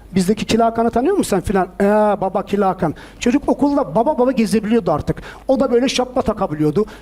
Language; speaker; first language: Turkish; early bilingual, heritage; Turkish